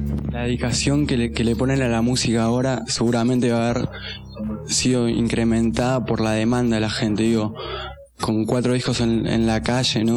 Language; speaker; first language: Spanish; native; Spanish